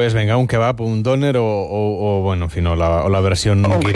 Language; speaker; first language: Spanish; native; Spanish